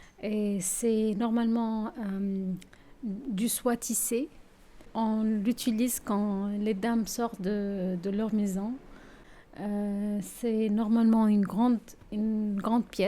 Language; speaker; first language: French; non-native, local second language; Arabic